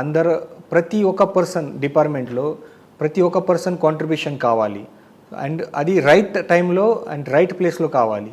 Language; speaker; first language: Telugu; non-native, fluent; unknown